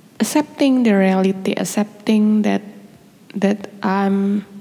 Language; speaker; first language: English; non-native, learner; Indonesian